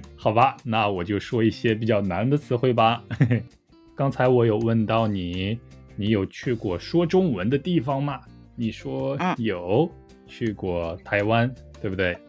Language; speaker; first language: Chinese; native; Chinese